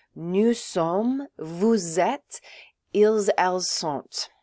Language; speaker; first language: French; non-native, fluent; English